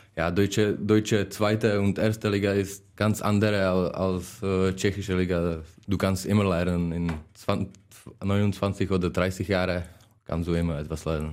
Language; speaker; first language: German; non-native, learner; Czech